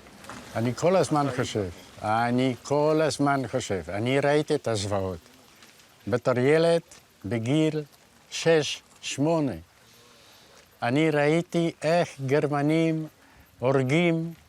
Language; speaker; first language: Hebrew; non-native, fluent; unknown